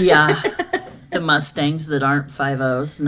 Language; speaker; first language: English; native; English